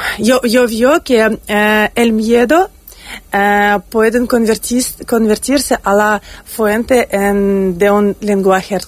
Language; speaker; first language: Spanish; non-native, learner; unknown